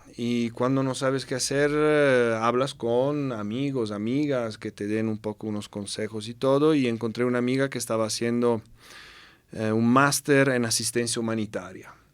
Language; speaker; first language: Spanish; non-native, fluent; Italian